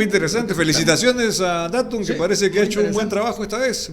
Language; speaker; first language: Spanish; native; Spanish